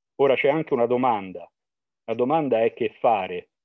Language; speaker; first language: Italian; native; Italian